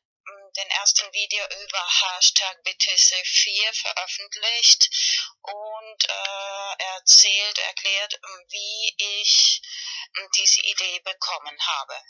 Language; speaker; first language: German; non-native, fluent; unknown